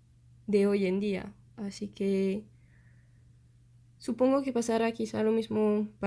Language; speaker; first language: Spanish; non-native, fluent; French